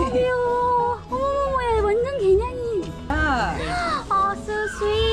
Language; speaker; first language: Korean; native; Korean